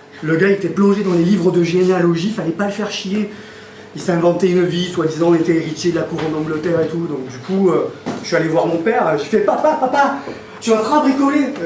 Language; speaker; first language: French; native; French